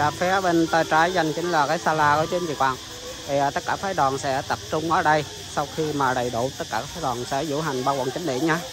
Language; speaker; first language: Vietnamese; non-native, local second language; Khmer